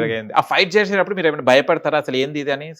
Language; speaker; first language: Telugu; native; Telugu